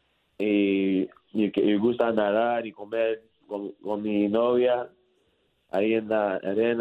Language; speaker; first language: Spanish; early bilingual, heritage; English